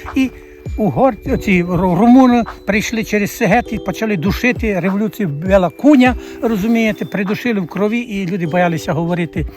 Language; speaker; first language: Ukrainian; native; Ukrainian